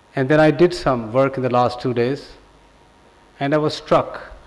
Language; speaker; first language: English; non-native, local second language; Punjabi